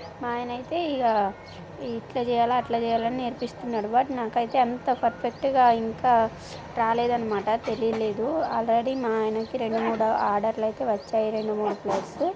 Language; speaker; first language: Telugu; native; Telugu